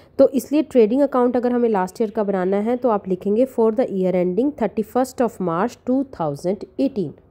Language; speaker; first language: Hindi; non-native, local second language; Punjabi